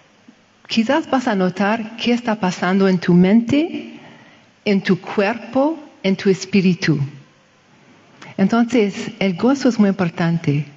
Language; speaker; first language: Spanish; non-native, fluent; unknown